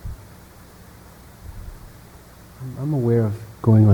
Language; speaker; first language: English; non-native, fluent; Dutch